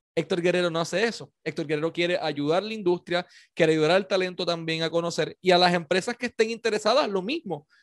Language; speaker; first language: Spanish; native; Spanish